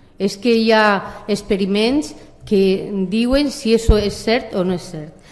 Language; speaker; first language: Catalan; non-native, local second language; Spanish